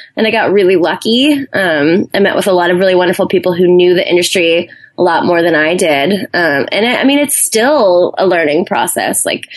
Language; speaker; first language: English; native; English